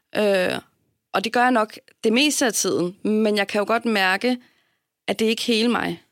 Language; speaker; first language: Danish; native; Danish